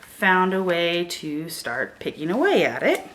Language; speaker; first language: English; native; English